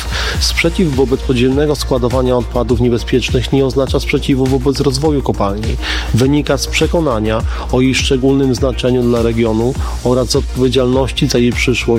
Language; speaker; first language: Polish; native; Polish